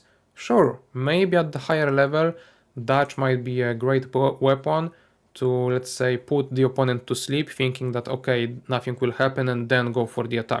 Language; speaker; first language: English; non-native, fluent; Polish